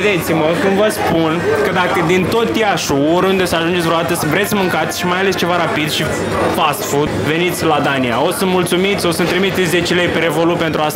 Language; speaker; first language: Romanian; native; Romanian